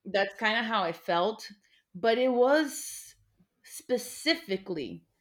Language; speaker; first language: English; non-native, fluent; Portuguese